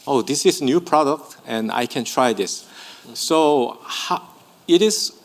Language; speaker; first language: English; non-native, fluent; Korean